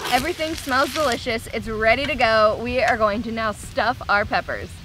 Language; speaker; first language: English; native; English